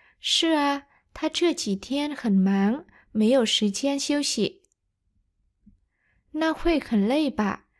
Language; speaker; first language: Chinese; non-native, fluent; Vietnamese